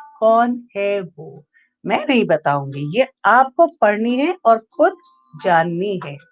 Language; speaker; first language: Hindi; native; Hindi